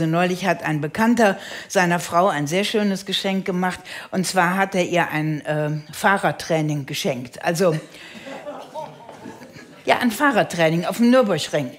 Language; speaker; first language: German; native; German